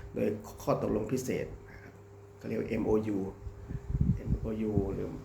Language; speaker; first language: Thai; native; Thai